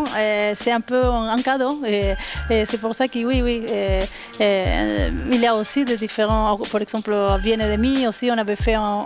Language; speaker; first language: French; non-native, learner; Spanish